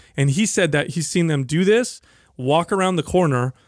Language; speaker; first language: English; native; English